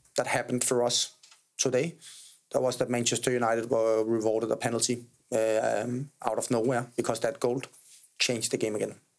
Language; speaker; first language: English; non-native, fluent; Danish